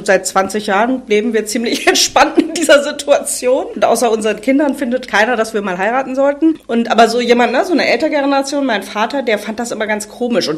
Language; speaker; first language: German; native; German